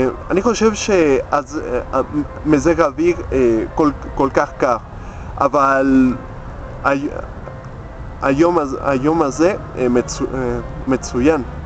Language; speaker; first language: Hebrew; non-native, learner; Spanish